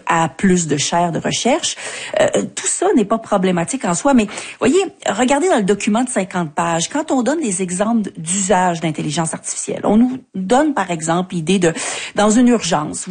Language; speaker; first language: French; native; French